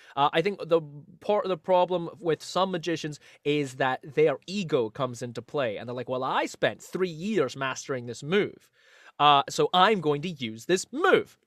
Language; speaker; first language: English; native; English